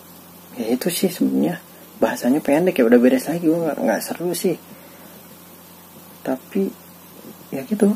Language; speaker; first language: Indonesian; native; Indonesian